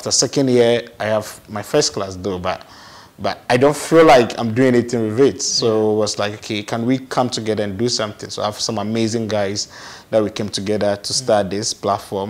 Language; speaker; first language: English; non-native, local second language; Akan